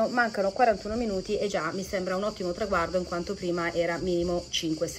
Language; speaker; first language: Italian; native; Italian